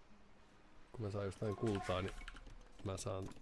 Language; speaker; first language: Finnish; native; Finnish